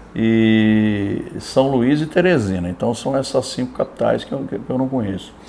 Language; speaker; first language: Portuguese; native; Portuguese